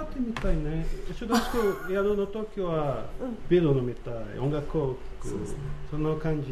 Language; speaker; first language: Japanese; non-native, learner; Portuguese